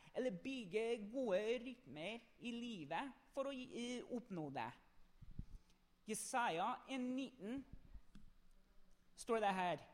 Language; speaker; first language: Norwegian; non-native, fluent; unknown